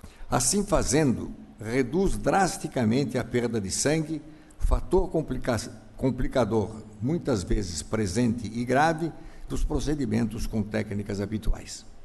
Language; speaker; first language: Portuguese; early bilingual, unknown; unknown